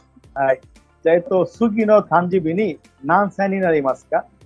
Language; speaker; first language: Japanese; non-native, fluent; Bangla